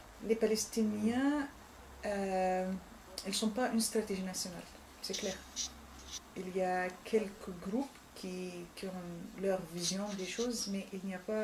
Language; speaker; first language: French; non-native, fluent; Arabic